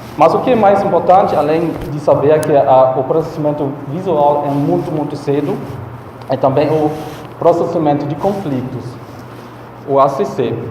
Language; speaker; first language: Portuguese; non-native, fluent; German